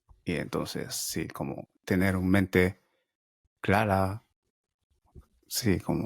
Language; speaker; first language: Spanish; non-native, learner; Japanese